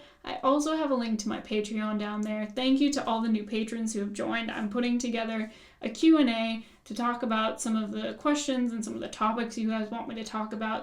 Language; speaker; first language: English; native; English